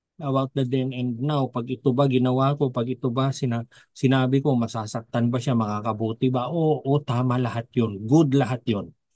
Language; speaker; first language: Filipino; non-native, local second language; Iloko